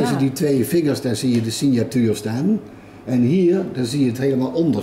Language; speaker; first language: Dutch; native; Dutch